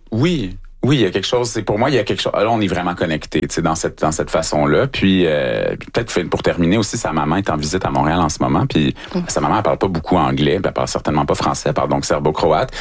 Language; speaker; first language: French; native; French